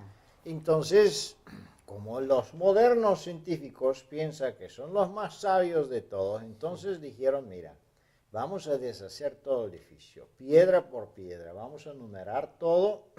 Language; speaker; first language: Spanish; non-native, fluent; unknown